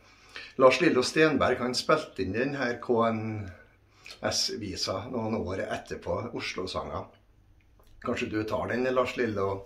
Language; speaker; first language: Norwegian; native; Norwegian